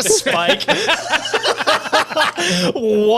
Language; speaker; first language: English; native; English